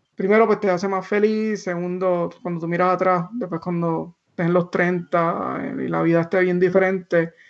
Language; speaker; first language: Spanish; native; Spanish